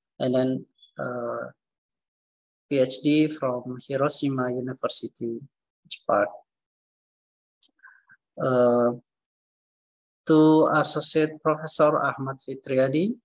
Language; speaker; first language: English; non-native, learner; Indonesian